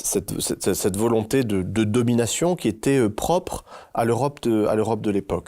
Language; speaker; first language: French; native; French